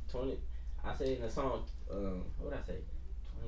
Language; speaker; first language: English; native; English